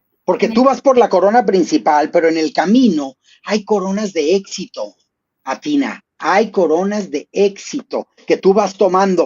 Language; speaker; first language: Spanish; native; Spanish